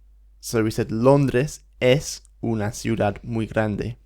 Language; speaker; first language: Spanish; non-native, fluent; English